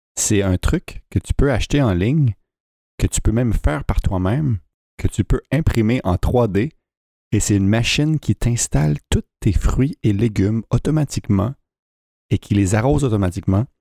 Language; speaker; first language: French; native; French